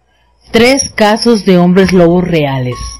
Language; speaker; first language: Spanish; native; Spanish